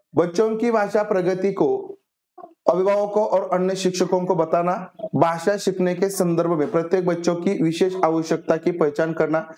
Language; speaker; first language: Hindi; non-native, local second language; Marathi